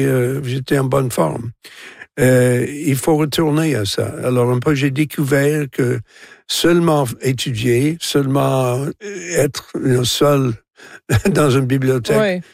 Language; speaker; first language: French; non-native, local second language; English